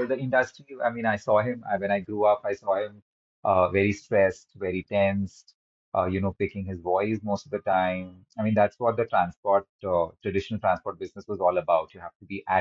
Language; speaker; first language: English; non-native, local second language; Hindi